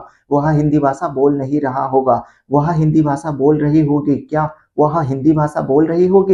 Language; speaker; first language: Hindi; non-native, local second language; Odia